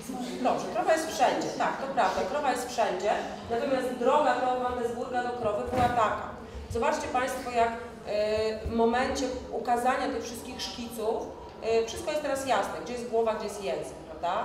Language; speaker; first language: Polish; native; Polish